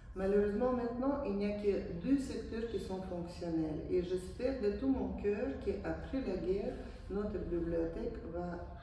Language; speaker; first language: French; non-native, fluent; Ukrainian